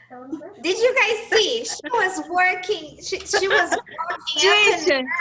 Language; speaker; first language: English; non-native, fluent; Portuguese